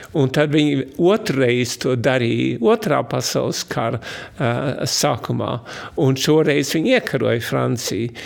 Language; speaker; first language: Latvian; early bilingual, heritage; Latvian